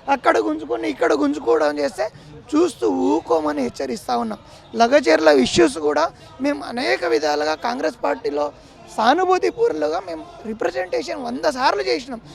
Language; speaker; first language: Telugu; non-native, local second language; Lambadi